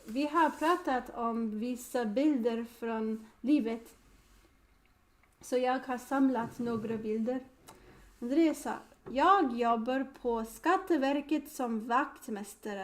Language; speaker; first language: Swedish; non-native, learner; English